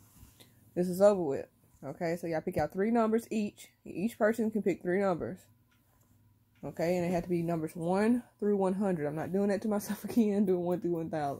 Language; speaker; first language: English; native; English